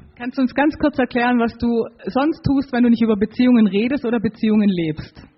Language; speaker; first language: German; native; German